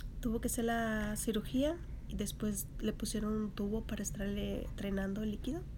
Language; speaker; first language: Spanish; native; Spanish